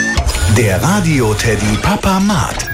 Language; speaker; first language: German; native; German